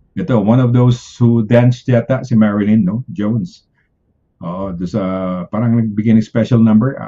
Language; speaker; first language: Filipino; native; Filipino